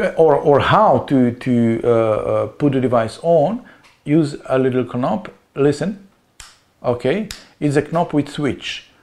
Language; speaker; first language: English; non-native, learner; Slovenian